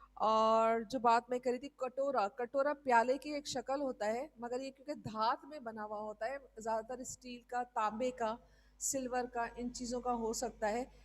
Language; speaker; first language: Urdu; native; Urdu